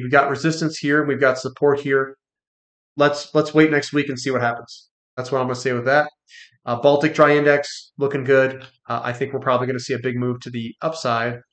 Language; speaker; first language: English; native; English